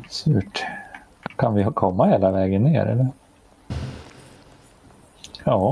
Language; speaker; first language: Swedish; native; Swedish